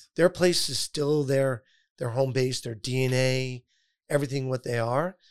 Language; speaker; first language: English; native; English